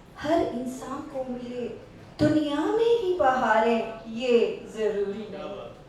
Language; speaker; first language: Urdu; non-native, local second language; Saraiki